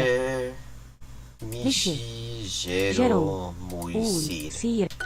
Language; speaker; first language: Czech; non-native, learner; English